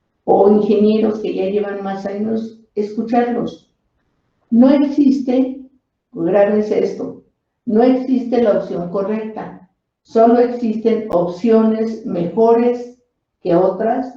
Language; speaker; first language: Spanish; native; Spanish